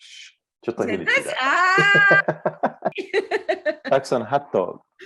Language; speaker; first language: Japanese; non-native, learner; English